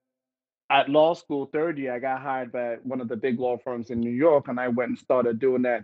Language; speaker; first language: English; non-native, local second language; Igbo